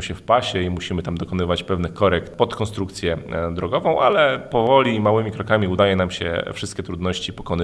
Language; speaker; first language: Polish; native; Polish